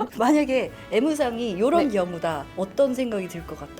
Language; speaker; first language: Korean; native; Korean